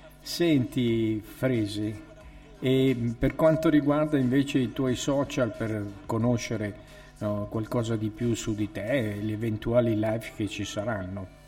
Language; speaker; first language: Italian; native; Italian